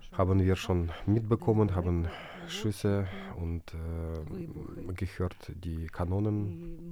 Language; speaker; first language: German; non-native, fluent; Ukrainian